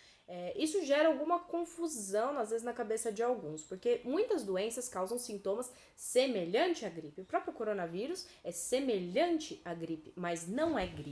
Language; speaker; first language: Portuguese; native; Portuguese